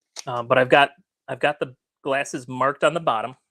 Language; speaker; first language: English; native; English